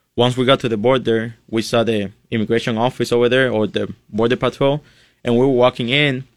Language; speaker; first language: English; non-native, fluent; Spanish